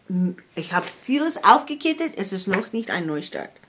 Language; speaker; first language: German; non-native, fluent; English